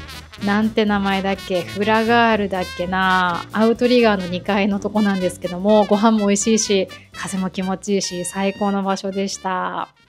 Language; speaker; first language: Japanese; native; Japanese